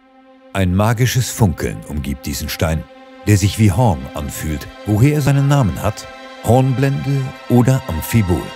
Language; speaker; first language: German; native; German